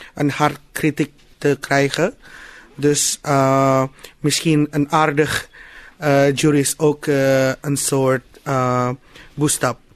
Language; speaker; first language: Dutch; non-native, learner; Indonesian